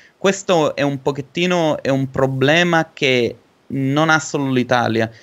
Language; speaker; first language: Italian; native; Italian